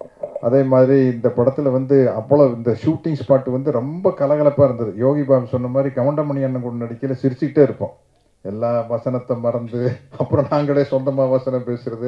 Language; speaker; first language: Tamil; native; Tamil